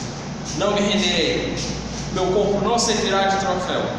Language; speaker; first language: Portuguese; native; Portuguese